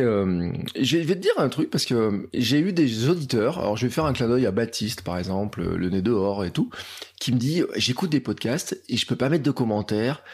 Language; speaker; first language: French; native; French